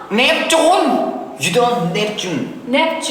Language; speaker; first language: English; non-native, learner; Thai